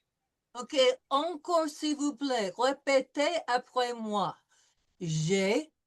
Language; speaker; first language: French; non-native, fluent; English